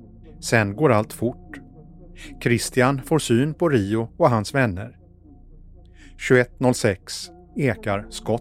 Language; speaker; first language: Swedish; native; Swedish